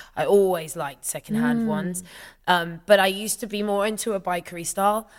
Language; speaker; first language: English; native; English